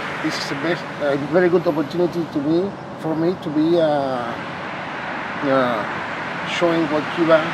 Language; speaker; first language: English; non-native, fluent; Spanish